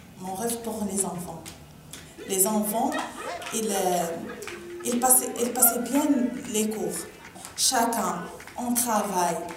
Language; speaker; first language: French; non-native, learner; Arabic